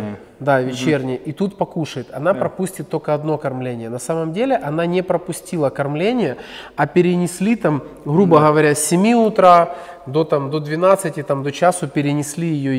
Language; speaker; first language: Russian; native; Russian